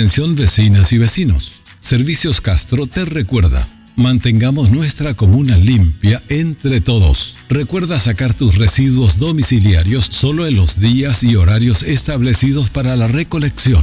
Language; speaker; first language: Spanish; native; Spanish